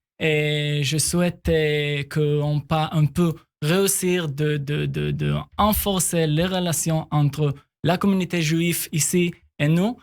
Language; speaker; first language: French; non-native, fluent; Hebrew